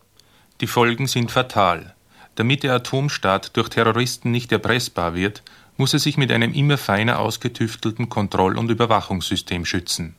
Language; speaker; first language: German; native; German